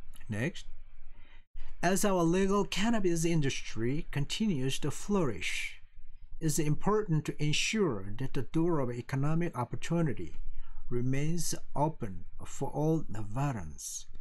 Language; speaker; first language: English; non-native, fluent; Korean